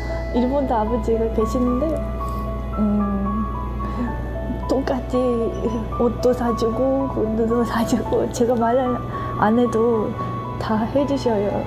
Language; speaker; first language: Korean; non-native, learner; Japanese